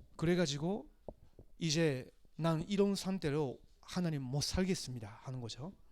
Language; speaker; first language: Korean; non-native, fluent; Japanese